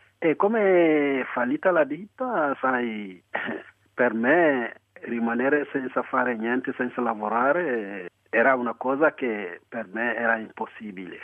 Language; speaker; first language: Italian; non-native, fluent; Wolof